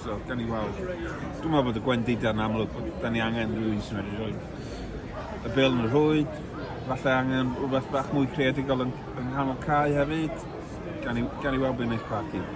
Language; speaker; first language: Welsh; native; Welsh